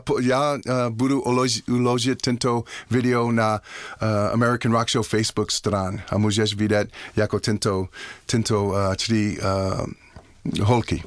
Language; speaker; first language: Czech; non-native, learner; English